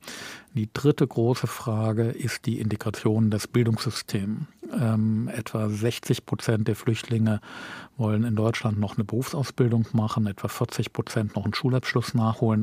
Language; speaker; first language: German; native; German